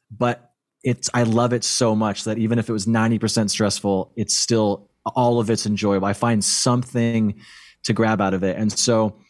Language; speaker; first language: English; native; English